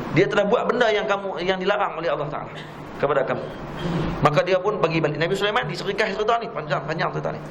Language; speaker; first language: Malay; native; Malay